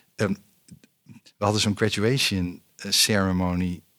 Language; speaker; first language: Dutch; native; Dutch